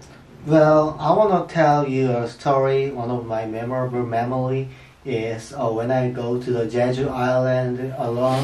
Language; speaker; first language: English; non-native, learner; Korean